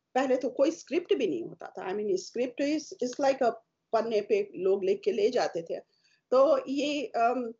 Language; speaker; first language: Hindi; native; Hindi